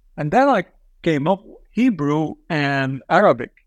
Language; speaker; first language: English; non-native, fluent; Dutch